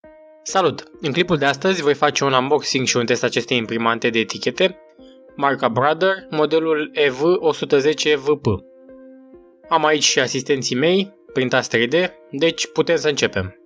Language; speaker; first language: Romanian; native; Romanian